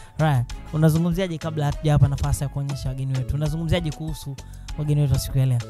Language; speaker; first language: Swahili; native; Swahili